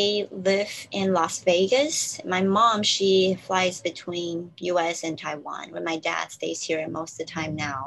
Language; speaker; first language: English; non-native, fluent; Chinese